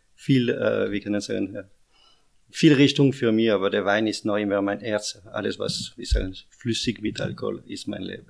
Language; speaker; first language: German; non-native, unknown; French